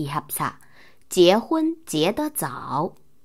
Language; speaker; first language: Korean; non-native, fluent; Chinese